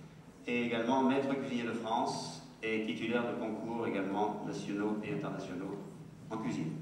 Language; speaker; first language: French; native; French